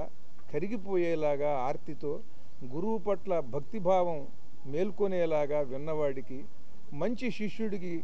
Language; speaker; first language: Telugu; native; Telugu